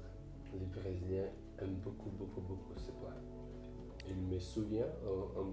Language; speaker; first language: French; non-native, learner; Portuguese